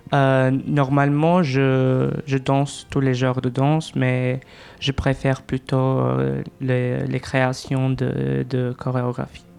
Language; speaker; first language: French; non-native, fluent; Albanian